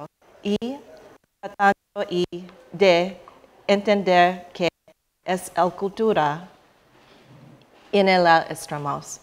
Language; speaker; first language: Spanish; non-native, learner; English